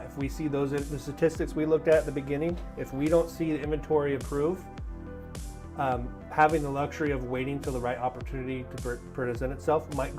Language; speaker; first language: English; native; English